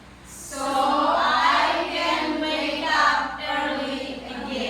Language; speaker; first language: English; non-native, learner; Indonesian